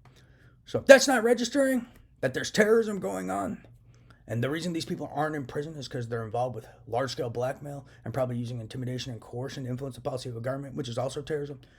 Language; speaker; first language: English; native; English